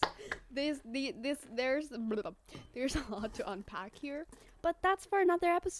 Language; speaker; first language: English; non-native, fluent; Finnish